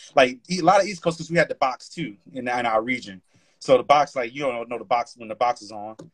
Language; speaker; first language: English; native; English